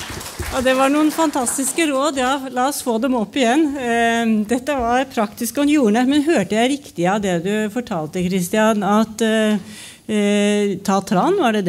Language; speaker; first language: Norwegian; native; Norwegian